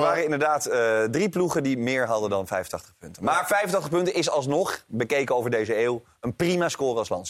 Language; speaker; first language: Dutch; native; Dutch